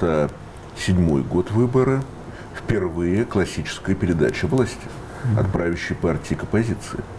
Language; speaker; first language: Russian; native; Russian